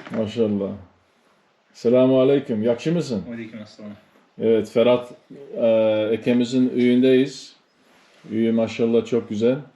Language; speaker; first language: Turkish; native; Turkish